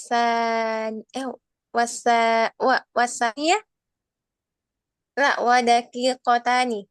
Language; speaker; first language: Arabic; non-native, learner; Indonesian